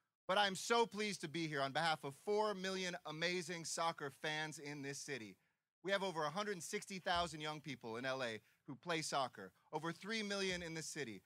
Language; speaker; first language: English; native; English